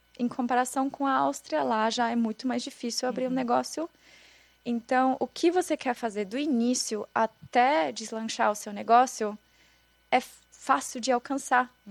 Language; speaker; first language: Portuguese; non-native, fluent; German